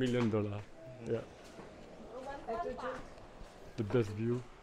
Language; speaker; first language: English; non-native, learner; French